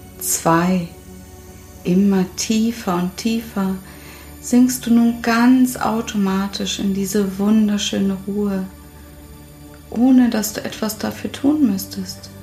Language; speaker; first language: German; native; German